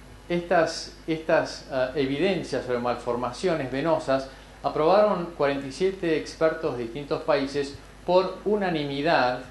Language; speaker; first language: Spanish; native; Spanish